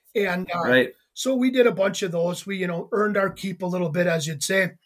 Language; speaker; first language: English; native; English